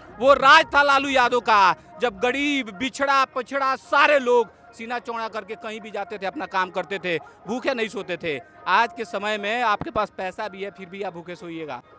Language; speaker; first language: Hindi; native; Hindi